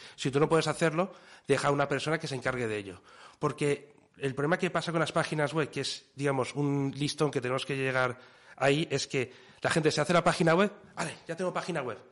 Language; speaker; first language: Spanish; native; Spanish